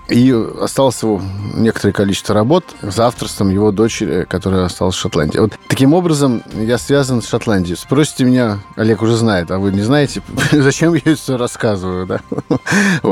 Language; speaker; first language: Russian; native; Russian